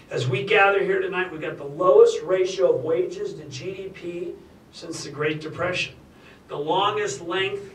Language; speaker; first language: English; native; English